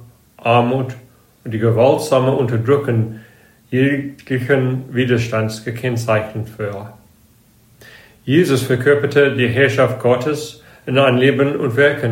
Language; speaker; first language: German; non-native, fluent; English